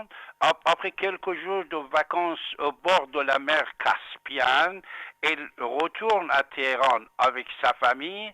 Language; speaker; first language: French; non-native, fluent; Persian